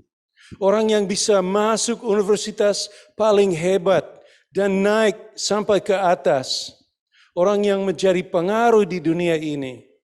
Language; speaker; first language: Indonesian; non-native, fluent; English